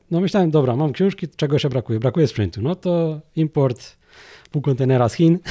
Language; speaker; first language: Polish; native; Polish